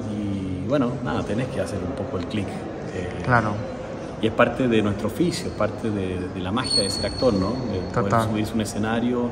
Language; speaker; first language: Spanish; native; Spanish